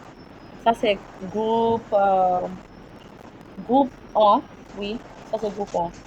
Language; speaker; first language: French; non-native, learner; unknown